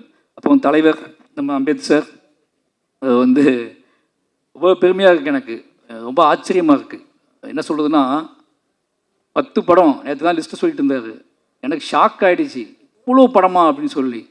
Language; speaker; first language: Tamil; native; Tamil